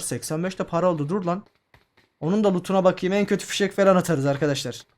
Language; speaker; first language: Turkish; native; Turkish